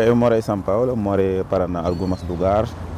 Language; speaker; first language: Portuguese; non-native, learner; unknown